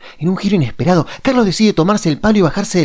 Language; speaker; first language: Spanish; native; Spanish